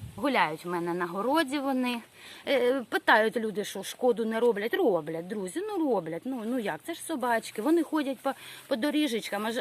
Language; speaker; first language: Ukrainian; non-native, local second language; Russian